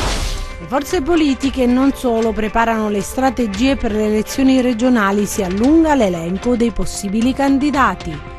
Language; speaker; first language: Italian; native; Italian